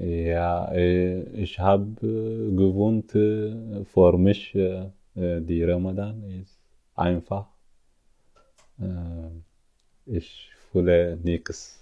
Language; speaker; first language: German; non-native, learner; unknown